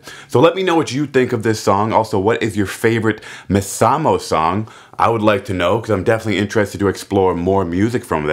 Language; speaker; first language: English; native; English